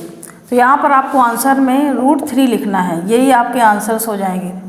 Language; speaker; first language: Hindi; native; Hindi